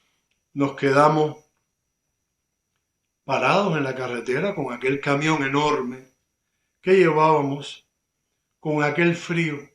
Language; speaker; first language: Spanish; native; Spanish